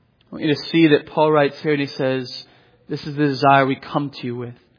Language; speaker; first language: English; native; English